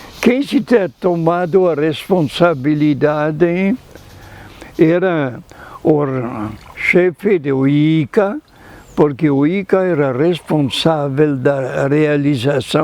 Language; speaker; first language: Portuguese; non-native, fluent; French